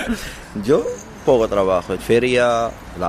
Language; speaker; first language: Spanish; non-native, learner; Arabic